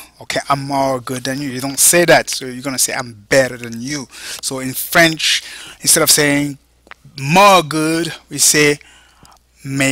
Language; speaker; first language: English; non-native, fluent; French